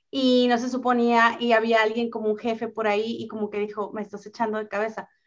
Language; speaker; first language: Spanish; native; Spanish